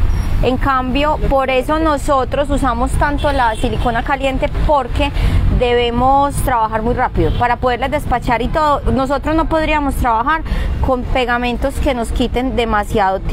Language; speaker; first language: Spanish; native; Spanish